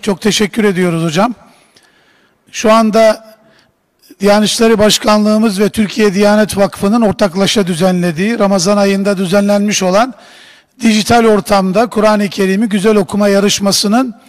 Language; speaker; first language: Turkish; native; Turkish